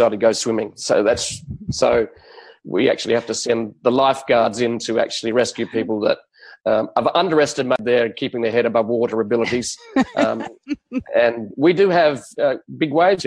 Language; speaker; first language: English; native; English